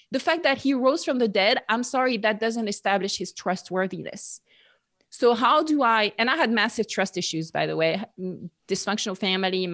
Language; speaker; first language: English; non-native, fluent; French